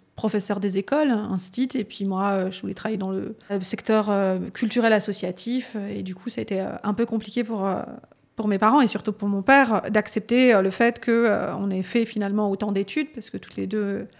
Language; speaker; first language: French; native; French